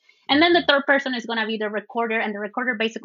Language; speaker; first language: English; early bilingual, other home language; Spanish